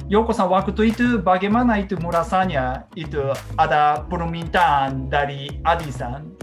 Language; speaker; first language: Indonesian; non-native, learner; Japanese